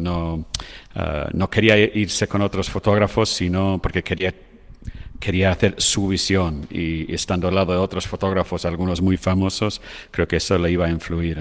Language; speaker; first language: Spanish; non-native, fluent; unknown